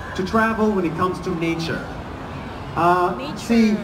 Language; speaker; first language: English; non-native, fluent; Arabic